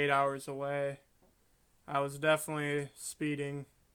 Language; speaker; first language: English; native; English